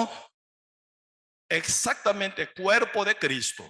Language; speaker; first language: Spanish; non-native, learner; Korean